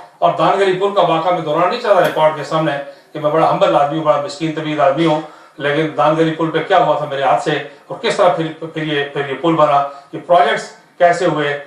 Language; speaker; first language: Urdu; non-native, local second language; Pahari-Potwari